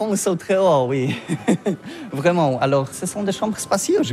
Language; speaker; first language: French; non-native, learner; Polish